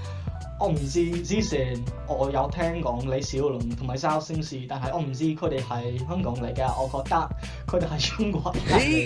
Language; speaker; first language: Cantonese; non-native, learner; English